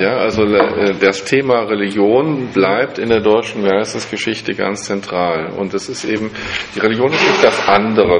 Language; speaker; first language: German; non-native, fluent; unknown